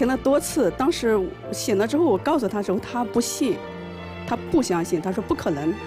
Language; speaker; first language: Chinese; native; Chinese